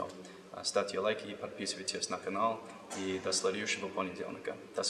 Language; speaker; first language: Russian; non-native, learner; English